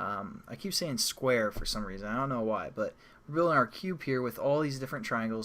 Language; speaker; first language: English; native; English